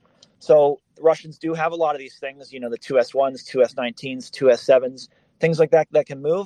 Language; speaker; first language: English; native; English